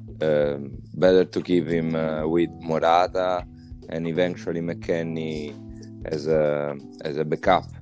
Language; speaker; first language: English; non-native, fluent; Italian